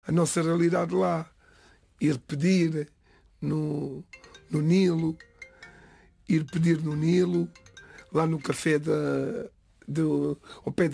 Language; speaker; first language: Portuguese; non-native, local second language; Kabuverdianu